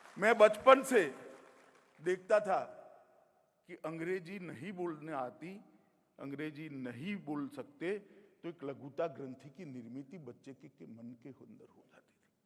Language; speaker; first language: Hindi; non-native, local second language; Gujarati